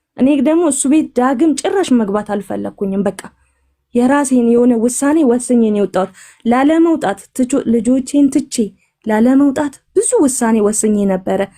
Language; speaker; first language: Amharic; native; Amharic